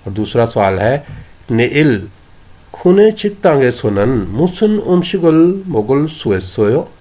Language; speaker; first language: Korean; non-native, fluent; Urdu